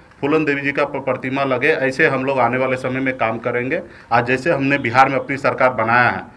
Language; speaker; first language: Hindi; native; Hindi